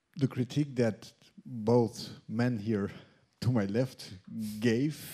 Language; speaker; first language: English; non-native, fluent; Dutch